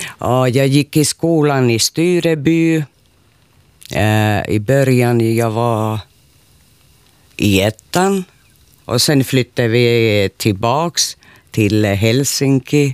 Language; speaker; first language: Swedish; non-native, local second language; Finnish